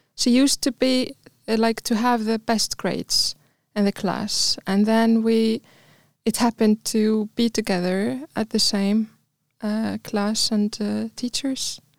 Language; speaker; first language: English; non-native, fluent; Arabic